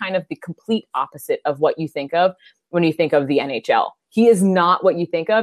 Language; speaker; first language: English; native; English